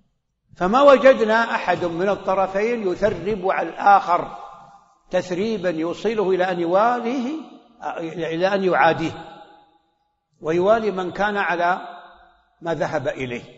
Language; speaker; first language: Arabic; native; Arabic